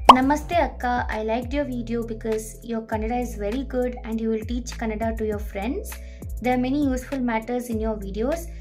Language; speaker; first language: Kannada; non-native, local second language; Telugu